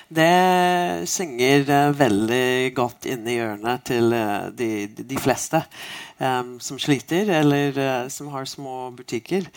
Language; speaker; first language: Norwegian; non-native, fluent; English